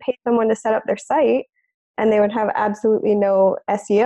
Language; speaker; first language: English; native; English